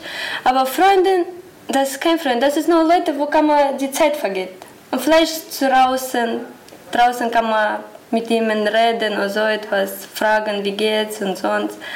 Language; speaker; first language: German; non-native, learner; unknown